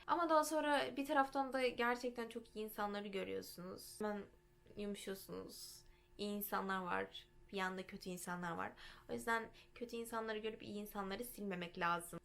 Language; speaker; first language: Turkish; early bilingual, heritage; Turkish